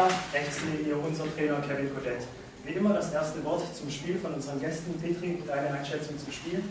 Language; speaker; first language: German; native; German